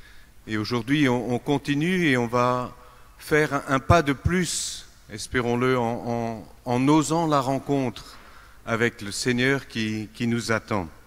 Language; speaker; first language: French; native; French